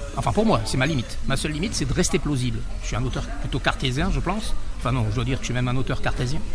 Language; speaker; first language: French; native; French